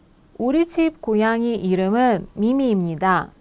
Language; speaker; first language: Korean; non-native, fluent; Russian